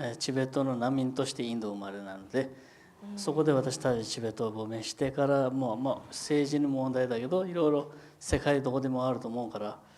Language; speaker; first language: Japanese; non-native, fluent; Tibetan